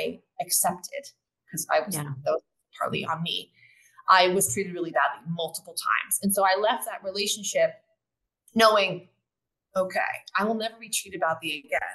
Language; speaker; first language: English; native; English